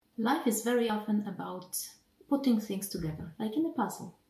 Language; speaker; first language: English; non-native, fluent; Polish